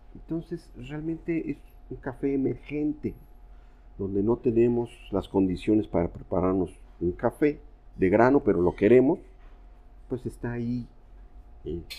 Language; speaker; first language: Spanish; native; Spanish